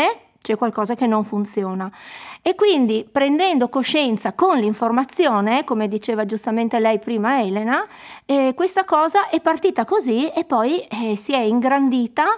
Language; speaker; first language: Italian; native; Italian